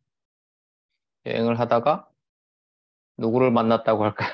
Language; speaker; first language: Korean; native; Korean